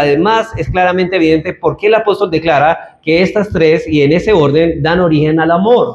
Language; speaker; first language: Spanish; native; Spanish